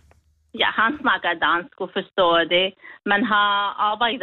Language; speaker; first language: Danish; non-native, learner; Kurdish